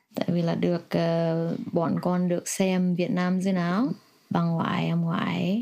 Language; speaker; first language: Vietnamese; early bilingual, heritage; Vietnamese